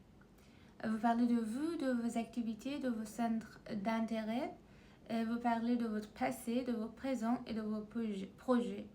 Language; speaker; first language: French; non-native, learner; Persian